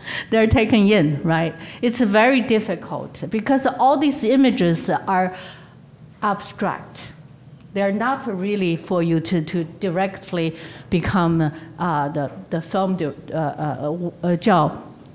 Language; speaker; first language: English; non-native, fluent; Chinese